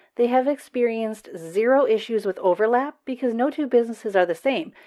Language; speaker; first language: English; native; English